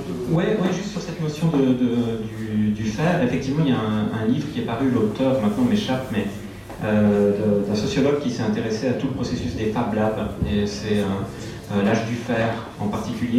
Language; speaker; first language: French; native; French